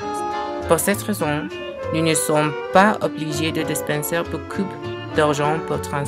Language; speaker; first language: French; non-native, learner; English